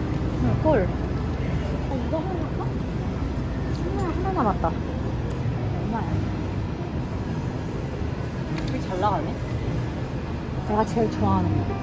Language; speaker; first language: Korean; early bilingual, heritage; Korean